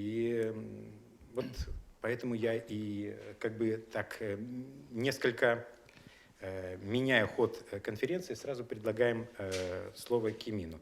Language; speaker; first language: Russian; native; Russian